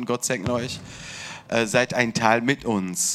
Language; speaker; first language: German; non-native, learner; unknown